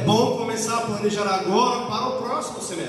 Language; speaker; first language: Portuguese; native; Portuguese